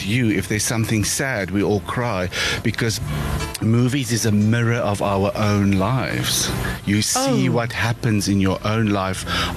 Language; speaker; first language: English; non-native, local second language; Afrikaans